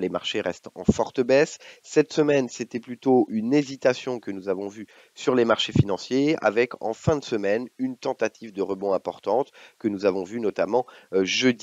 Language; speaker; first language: French; native; French